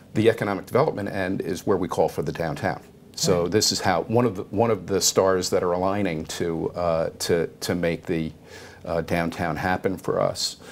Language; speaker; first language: English; native; English